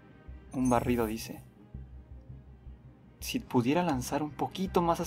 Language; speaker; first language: Spanish; native; Spanish